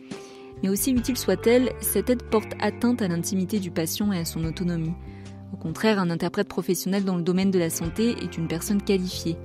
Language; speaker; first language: French; native; French